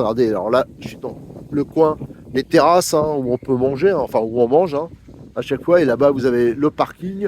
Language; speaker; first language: French; native; French